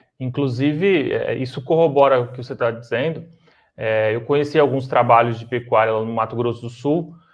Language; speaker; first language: Portuguese; native; Portuguese